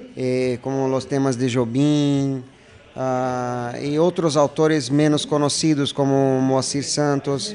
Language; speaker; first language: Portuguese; non-native, learner; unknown